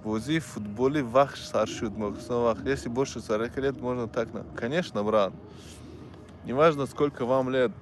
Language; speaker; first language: Russian; non-native, local second language; Tajik